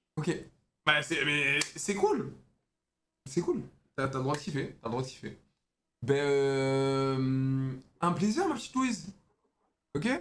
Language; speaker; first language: French; native; French